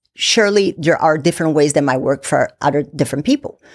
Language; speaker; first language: English; non-native, fluent; Portuguese